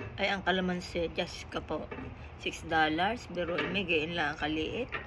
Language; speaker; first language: Filipino; native; Filipino